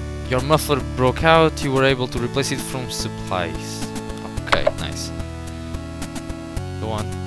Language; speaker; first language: English; non-native, learner; Portuguese